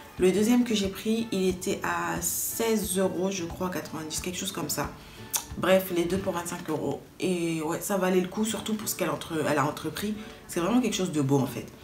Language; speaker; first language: French; native; French